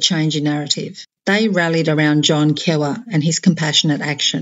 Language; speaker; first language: English; native; English